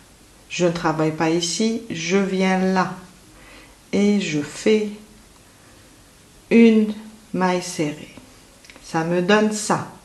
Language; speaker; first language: French; native; French